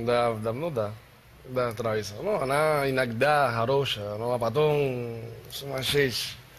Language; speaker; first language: Russian; non-native, learner; Spanish